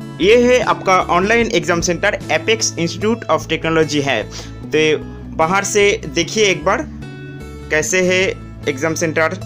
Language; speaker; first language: Hindi; non-native, local second language; Odia